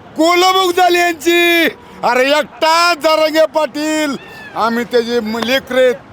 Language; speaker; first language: Marathi; native; Marathi